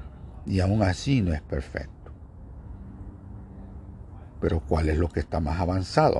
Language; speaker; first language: Spanish; native; Spanish